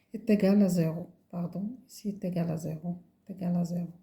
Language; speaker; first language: French; non-native, local second language; Arabic